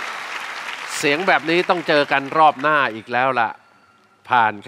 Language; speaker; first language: Thai; native; Thai